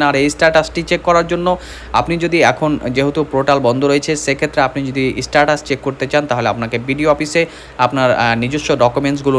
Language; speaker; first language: Bangla; native; Bangla